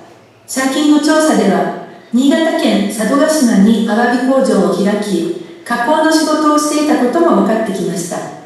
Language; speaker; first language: Japanese; native; Japanese